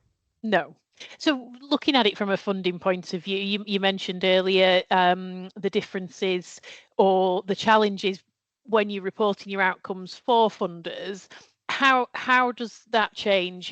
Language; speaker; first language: English; native; English